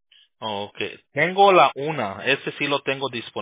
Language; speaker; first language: Spanish; early bilingual, heritage; Spanish